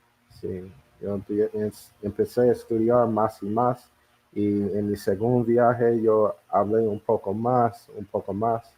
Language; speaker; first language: Spanish; non-native, learner; English